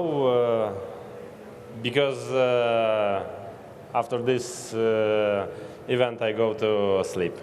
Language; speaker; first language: English; non-native, learner; Ukrainian